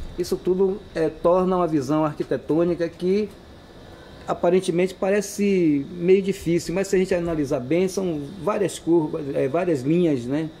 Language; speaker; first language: Portuguese; native; Portuguese